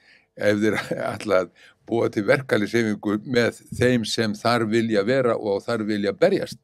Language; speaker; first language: Icelandic; native; Icelandic